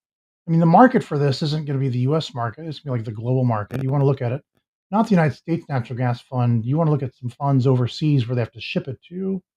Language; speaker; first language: English; native; English